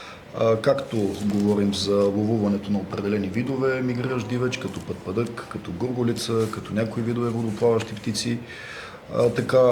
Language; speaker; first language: Bulgarian; native; Bulgarian